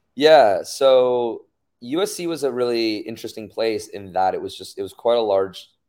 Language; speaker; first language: English; native; English